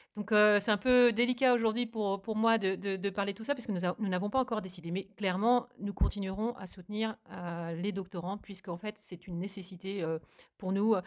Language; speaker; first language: French; native; French